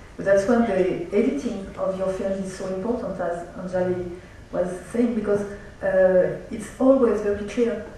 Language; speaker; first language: English; non-native, fluent; French